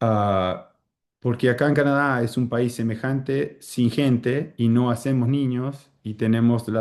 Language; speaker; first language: Spanish; early bilingual, heritage; Spanish